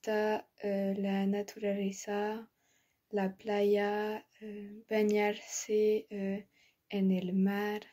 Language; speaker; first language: Spanish; non-native, learner; French